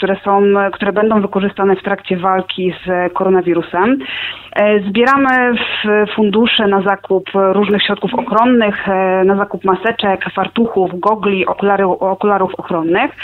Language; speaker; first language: Polish; native; Polish